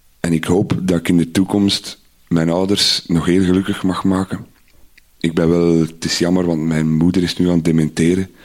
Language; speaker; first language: Dutch; native; Dutch